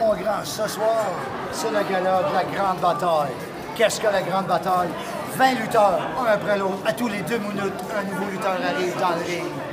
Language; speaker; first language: French; native; French